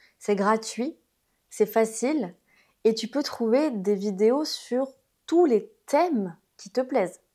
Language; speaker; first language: French; native; French